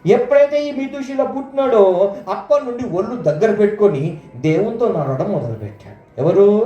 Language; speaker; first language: Telugu; non-native, local second language; Marathi